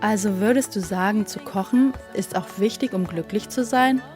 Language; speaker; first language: German; native; German